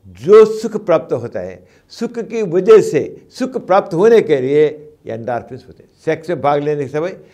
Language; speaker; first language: Hindi; non-native, local second language; Telugu